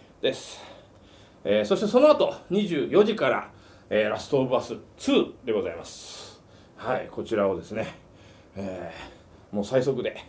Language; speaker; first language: Japanese; native; Japanese